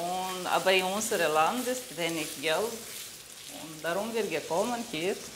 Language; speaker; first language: German; non-native, learner; Romanian